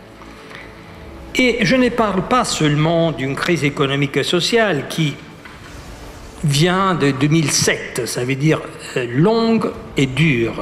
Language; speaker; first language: French; non-native, fluent; Italian